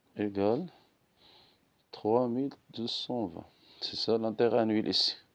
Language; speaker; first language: French; non-native, local second language; Arabic